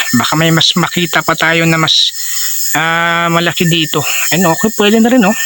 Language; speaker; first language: Filipino; non-native, local second language; Cebuano